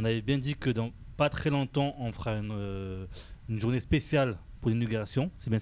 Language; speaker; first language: French; native; French